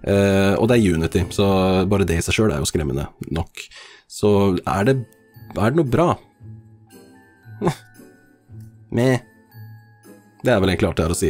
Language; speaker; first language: Norwegian; native; Norwegian